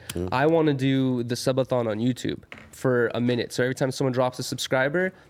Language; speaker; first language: English; native; English